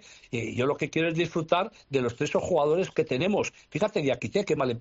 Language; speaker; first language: Spanish; native; Spanish